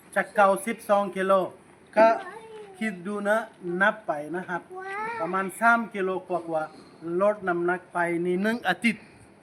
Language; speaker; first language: Thai; native; Thai